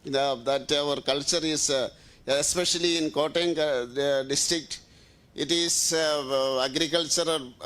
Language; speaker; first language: English; non-native, local second language; Malayalam